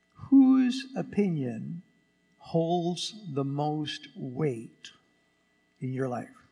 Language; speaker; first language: English; non-native, fluent; Spanish